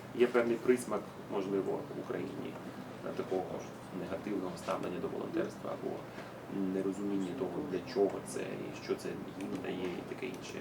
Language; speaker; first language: Ukrainian; non-native, fluent; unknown